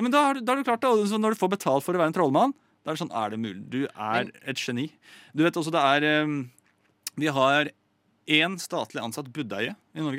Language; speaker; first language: Norwegian; native; Norwegian